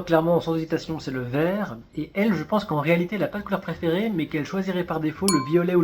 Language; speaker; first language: French; native; French